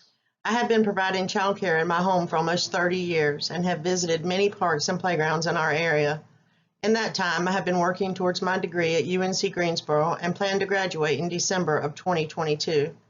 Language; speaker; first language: English; native; English